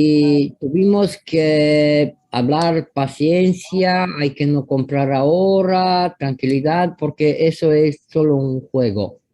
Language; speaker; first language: Spanish; non-native, fluent; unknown